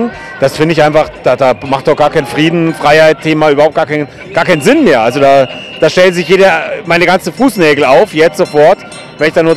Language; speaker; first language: German; native; German